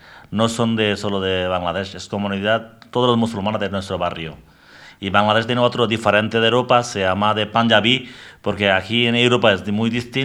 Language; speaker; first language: Spanish; non-native, learner; Bangla